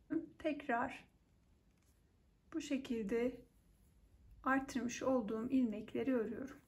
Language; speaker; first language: Turkish; native; Turkish